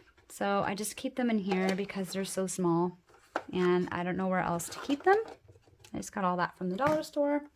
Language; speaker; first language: English; native; English